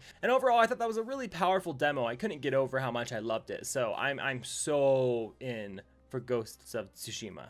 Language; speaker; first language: English; native; English